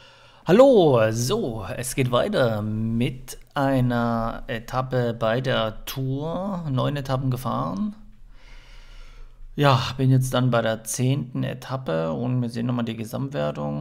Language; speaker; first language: German; native; German